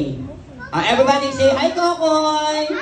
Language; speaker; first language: English; non-native, fluent; Filipino